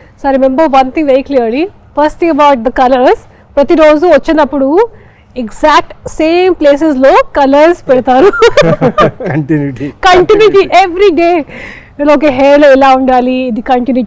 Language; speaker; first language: Telugu; non-native, fluent; Hindi